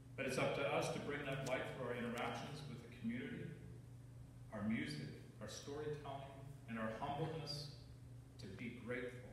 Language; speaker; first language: English; native; English